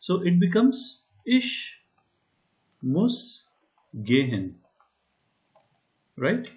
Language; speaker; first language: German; non-native, learner; Hindi